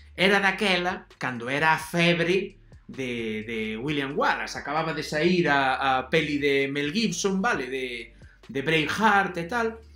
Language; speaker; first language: Galician; non-native, local second language; Spanish